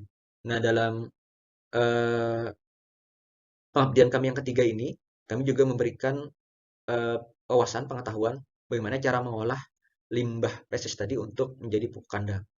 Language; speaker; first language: Indonesian; native; Indonesian